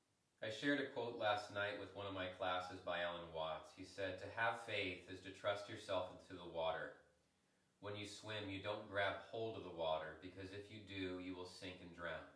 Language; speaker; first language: English; native; English